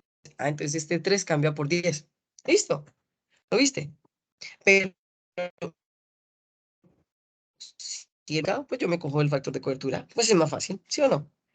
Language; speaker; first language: Spanish; native; Spanish